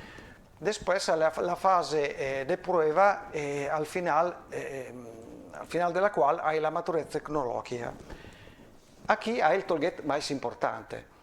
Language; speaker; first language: Spanish; non-native, fluent; Italian